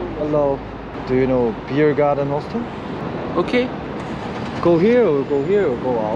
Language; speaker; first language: English; non-native, learner; Korean